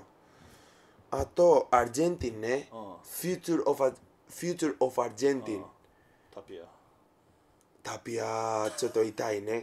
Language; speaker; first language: Japanese; non-native, learner; Spanish